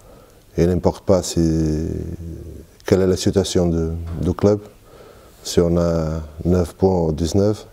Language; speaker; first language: French; non-native, fluent; Portuguese